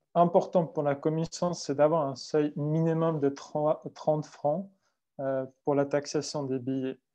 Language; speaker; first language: French; non-native, fluent; Swiss German